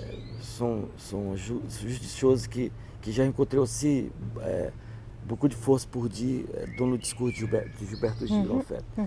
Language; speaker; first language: French; non-native, learner; Portuguese